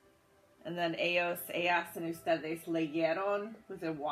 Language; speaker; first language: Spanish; non-native, fluent; English